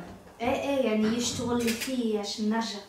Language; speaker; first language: Arabic; non-native, learner; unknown